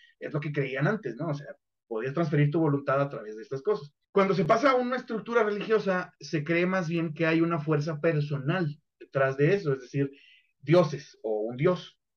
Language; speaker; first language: Spanish; native; Spanish